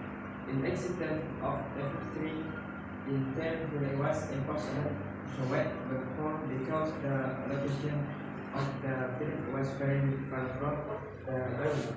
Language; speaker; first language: English; non-native, learner; Indonesian